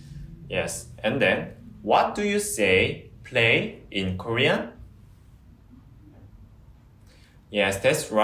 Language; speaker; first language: English; non-native, fluent; Korean